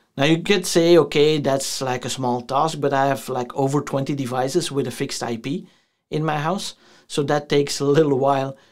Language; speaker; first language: English; non-native, fluent; Dutch